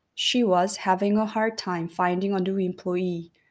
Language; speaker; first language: English; non-native, fluent; Korean